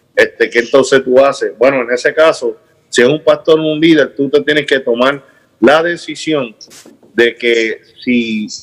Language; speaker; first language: Spanish; early bilingual, heritage; Spanish